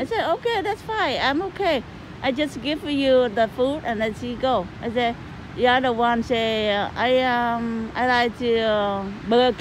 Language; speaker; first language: English; non-native, learner; Vietnamese